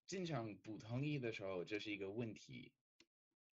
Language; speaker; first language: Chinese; non-native, fluent; English